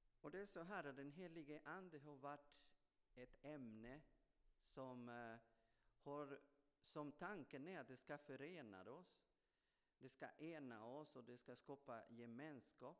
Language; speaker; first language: Swedish; non-native, fluent; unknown